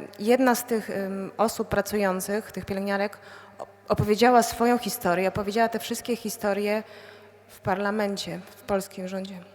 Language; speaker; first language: Polish; native; Polish